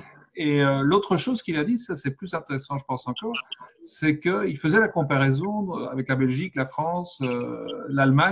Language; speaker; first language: French; native; French